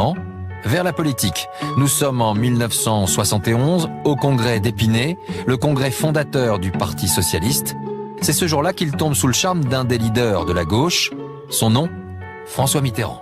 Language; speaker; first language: French; native; French